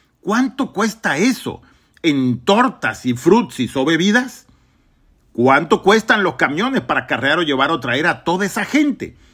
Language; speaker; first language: Spanish; native; Spanish